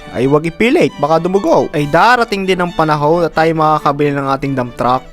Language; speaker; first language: Filipino; native; Filipino